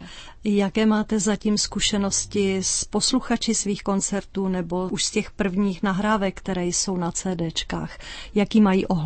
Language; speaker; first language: Czech; native; Czech